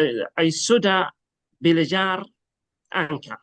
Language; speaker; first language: Indonesian; non-native, learner; Arabic